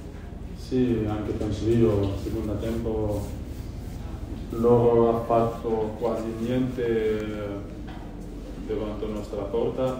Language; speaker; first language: Italian; non-native, learner; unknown